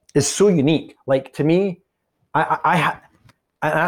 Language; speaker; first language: English; native; English